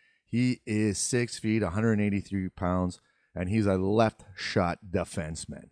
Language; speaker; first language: English; native; English